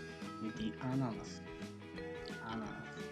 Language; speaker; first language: German; non-native, fluent; Macedonian